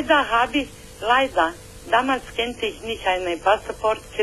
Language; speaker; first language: German; non-native, learner; Croatian